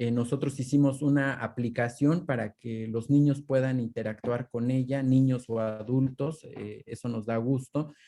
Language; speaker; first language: Spanish; non-native, local second language; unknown